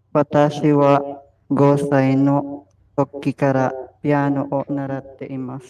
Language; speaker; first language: Japanese; non-native, learner; Filipino